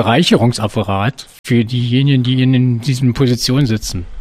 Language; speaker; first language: German; native; German